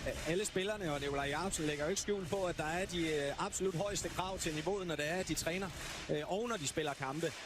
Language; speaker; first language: Danish; native; Danish